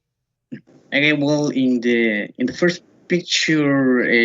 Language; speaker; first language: English; non-native, learner; Spanish